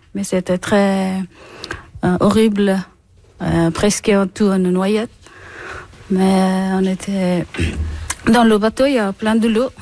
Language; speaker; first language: French; non-native, learner; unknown